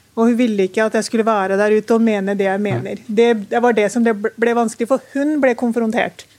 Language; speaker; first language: Norwegian; early bilingual, other home language; Urdu